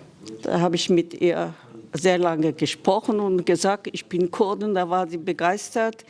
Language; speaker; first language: German; non-native, fluent; Kurdish